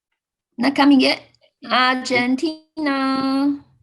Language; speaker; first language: English; non-native, fluent; Chinese